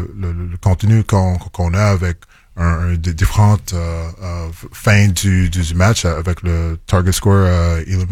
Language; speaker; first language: French; non-native, local second language; English